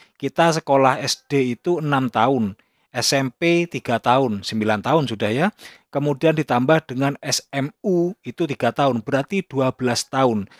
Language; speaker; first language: Indonesian; native; Indonesian